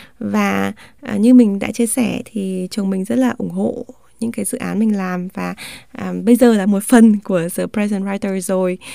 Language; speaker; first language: Vietnamese; native; Vietnamese